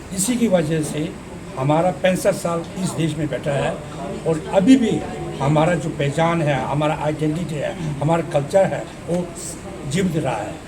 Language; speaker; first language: Hindi; non-native, local second language; Tibetan